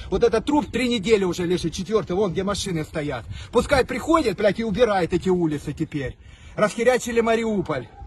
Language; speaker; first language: Russian; native; Russian